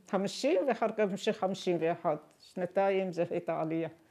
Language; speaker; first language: Hebrew; non-native, fluent; Arabic